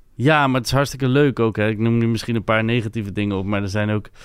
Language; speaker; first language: Dutch; non-native, local second language; French